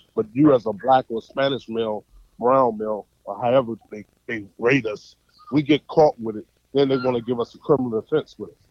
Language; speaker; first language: English; native; English